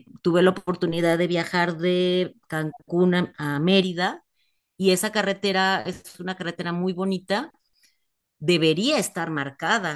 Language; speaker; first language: Spanish; native; Spanish